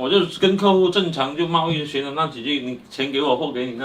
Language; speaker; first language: Chinese; native; Chinese